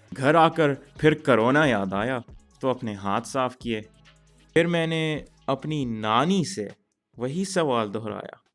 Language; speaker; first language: Urdu; early bilingual, heritage; Urdu